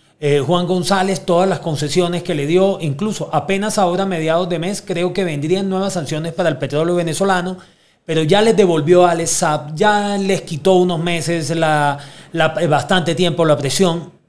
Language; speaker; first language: Spanish; native; Spanish